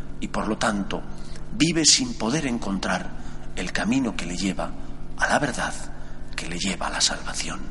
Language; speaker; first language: Spanish; native; Spanish